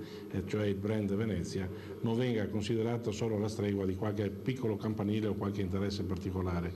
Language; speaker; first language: Italian; native; Italian